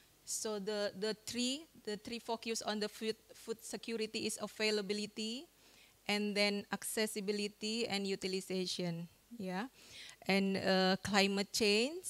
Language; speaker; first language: English; non-native, fluent; Indonesian